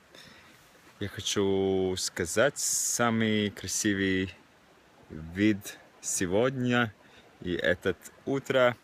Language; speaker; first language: Russian; non-native, local second language; Latvian